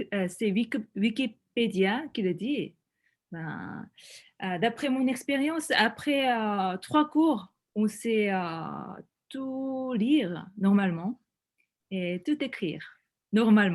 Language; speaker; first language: French; non-native, fluent; Korean